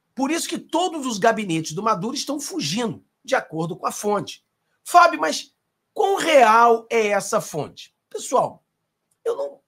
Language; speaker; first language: Portuguese; non-native, fluent; Spanish